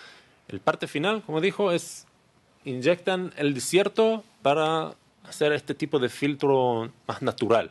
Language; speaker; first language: Spanish; non-native, learner; Hebrew